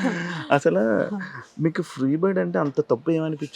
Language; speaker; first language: Telugu; native; Telugu